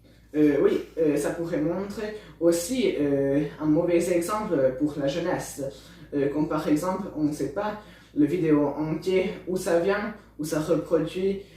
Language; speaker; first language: French; non-native, learner; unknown